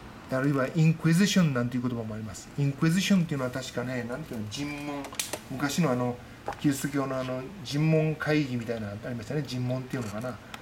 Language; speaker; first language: Japanese; native; Japanese